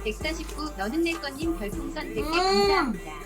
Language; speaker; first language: Korean; native; Korean